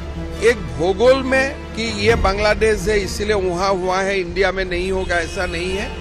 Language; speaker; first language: Hindi; non-native, local second language; Assamese